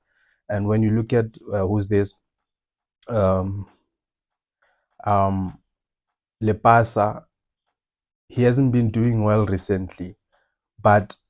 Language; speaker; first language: English; non-native, local second language; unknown